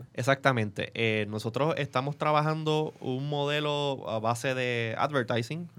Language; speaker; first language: Spanish; native; Spanish